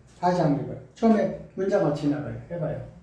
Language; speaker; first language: Korean; native; Korean